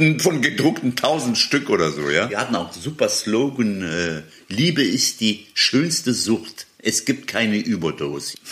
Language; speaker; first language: German; early bilingual, other home language; Turkish